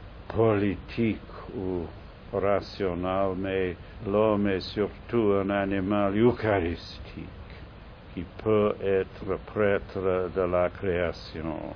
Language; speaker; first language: French; non-native, fluent; English